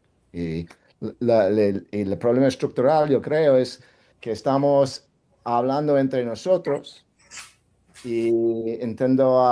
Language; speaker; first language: Spanish; non-native, fluent; English